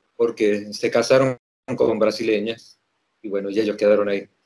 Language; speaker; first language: Spanish; native; Spanish